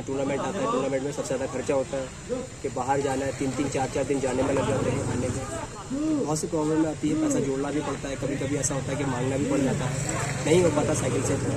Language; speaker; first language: Hindi; native; Hindi